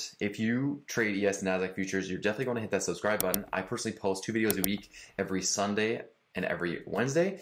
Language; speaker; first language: English; native; English